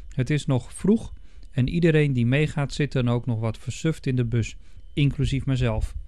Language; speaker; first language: Dutch; native; Dutch